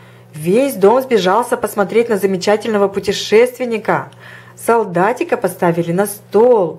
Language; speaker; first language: Russian; native; Russian